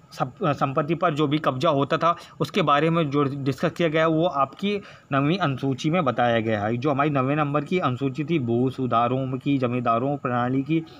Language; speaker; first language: Hindi; native; Hindi